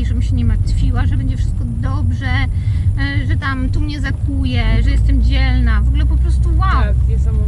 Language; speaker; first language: Polish; native; Polish